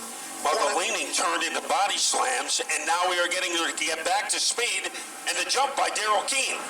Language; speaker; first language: English; native; English